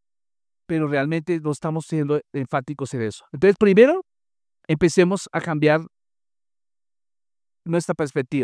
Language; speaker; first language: Spanish; native; Spanish